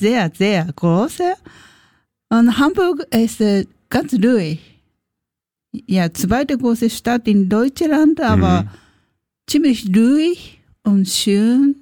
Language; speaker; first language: German; non-native, learner; Japanese